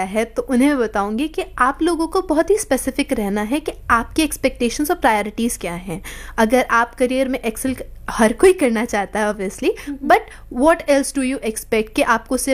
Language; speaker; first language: Hindi; native; Hindi